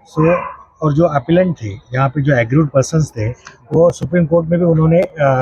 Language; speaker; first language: Hindi; non-native, local second language; Marathi